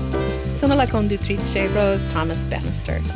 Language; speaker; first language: Italian; non-native, learner; English